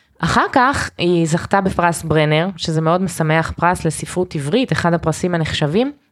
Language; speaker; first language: Hebrew; early bilingual, heritage; Hebrew